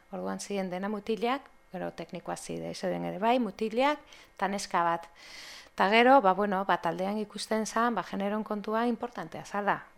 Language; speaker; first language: Basque; non-native, local second language; Spanish